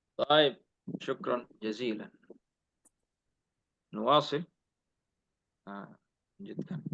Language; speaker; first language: Arabic; non-native, fluent; Indonesian